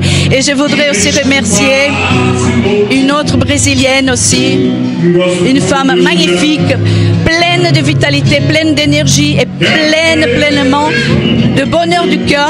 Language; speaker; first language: French; non-native, fluent; Portuguese